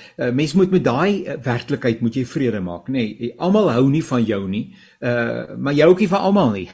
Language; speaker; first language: Afrikaans; native; Afrikaans